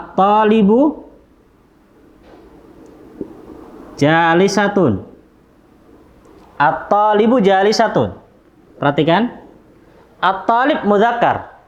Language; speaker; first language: Arabic; non-native, fluent; Indonesian